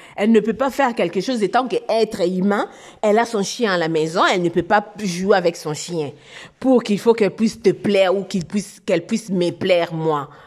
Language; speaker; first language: French; non-native, local second language; Lingala